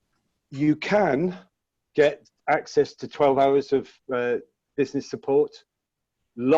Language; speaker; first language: English; native; English